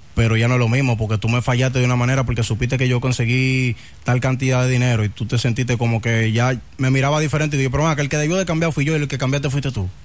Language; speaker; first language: Spanish; native; Spanish